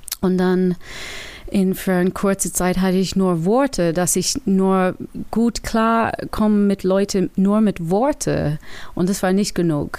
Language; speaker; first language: German; non-native, learner; English